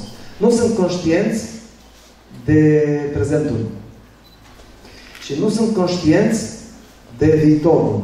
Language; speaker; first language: Romanian; early bilingual, other home language; Hebrew